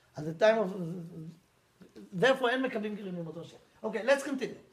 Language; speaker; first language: English; non-native, fluent; Hebrew